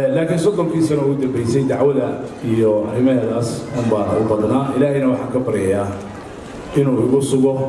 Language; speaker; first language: Somali; early bilingual, heritage; Somali